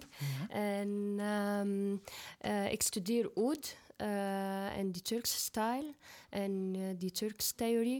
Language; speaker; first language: Dutch; non-native, learner; Arabic